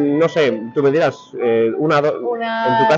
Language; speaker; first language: Spanish; native; Spanish